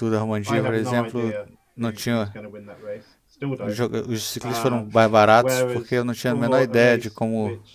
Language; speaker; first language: Portuguese; non-native, learner; English